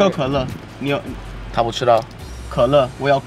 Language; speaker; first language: Chinese; non-native, learner; English